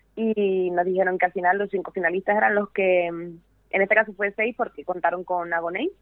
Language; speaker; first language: Spanish; native; Spanish